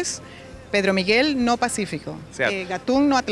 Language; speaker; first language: Portuguese; non-native, learner; Spanish